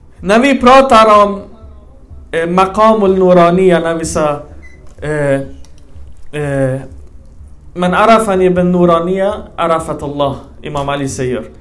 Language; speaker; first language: Swedish; early bilingual, other home language; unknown